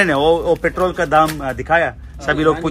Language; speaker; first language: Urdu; non-native, local second language; Telugu